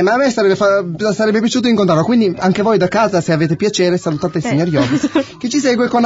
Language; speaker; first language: Italian; native; Italian